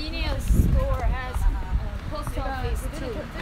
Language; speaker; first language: English; non-native, fluent; Korean